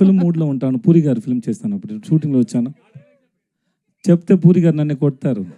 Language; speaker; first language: Telugu; non-native, learner; Tamil